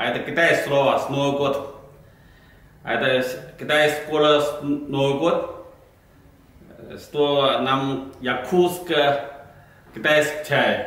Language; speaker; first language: Russian; non-native, learner; Chinese